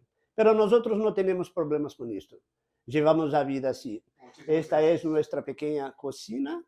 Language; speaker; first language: Spanish; non-native, fluent; Portuguese